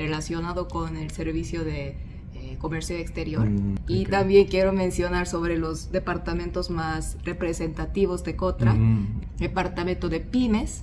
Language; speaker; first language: Spanish; non-native, learner; Korean